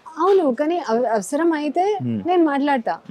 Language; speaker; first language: Telugu; non-native, learner; Hindi